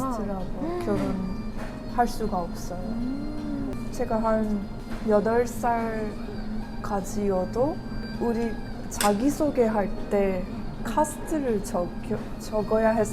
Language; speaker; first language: Korean; non-native, fluent; Hindi